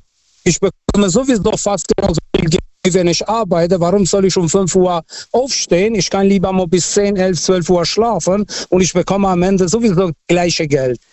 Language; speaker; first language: German; non-native, fluent; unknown